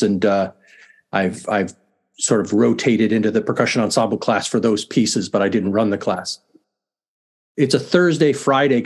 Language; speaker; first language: English; native; English